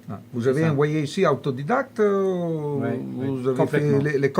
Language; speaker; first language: French; non-native, fluent; Italian